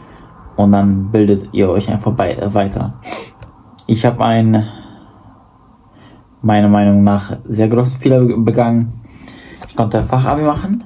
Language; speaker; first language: German; early bilingual, other home language; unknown